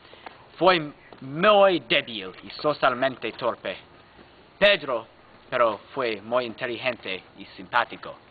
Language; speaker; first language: Spanish; non-native, learner; English